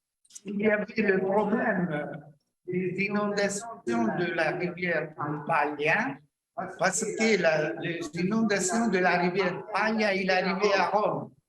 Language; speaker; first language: French; non-native, learner; Italian